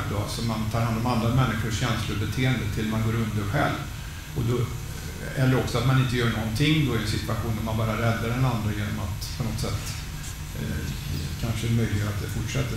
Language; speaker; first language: Swedish; native; Swedish